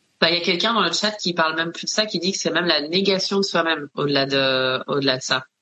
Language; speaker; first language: French; native; French